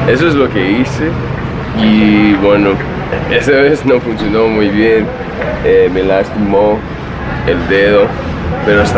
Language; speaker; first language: Spanish; non-native, fluent; English